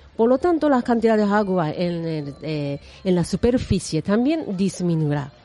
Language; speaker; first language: Spanish; non-native, fluent; Japanese